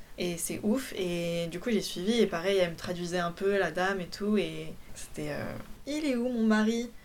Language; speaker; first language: French; early bilingual, other home language; Polish